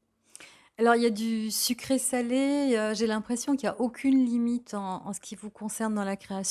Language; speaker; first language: French; native; French